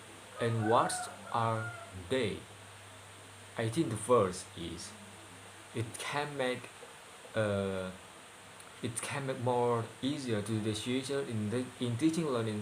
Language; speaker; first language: English; non-native, learner; Indonesian